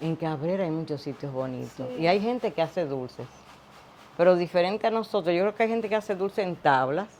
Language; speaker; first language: Spanish; native; Spanish